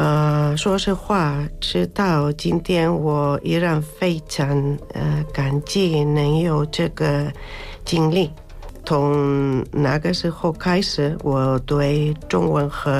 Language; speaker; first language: Chinese; non-native, learner; Spanish